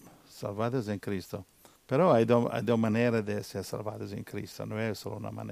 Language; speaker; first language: Spanish; non-native, learner; Italian